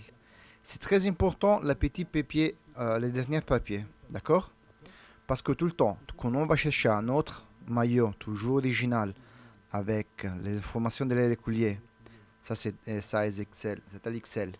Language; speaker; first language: French; non-native, learner; Italian